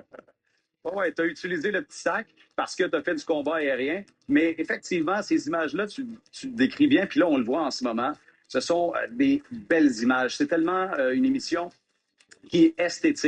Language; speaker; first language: French; native; French